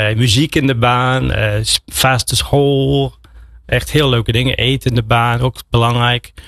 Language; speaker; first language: Dutch; non-native, fluent; English